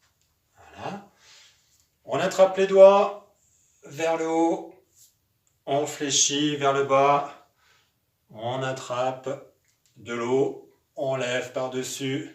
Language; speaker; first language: French; native; French